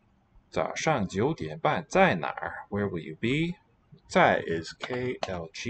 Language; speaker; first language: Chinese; non-native, learner; English